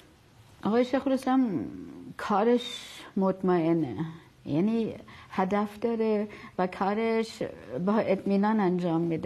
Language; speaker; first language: Persian; non-native, fluent; German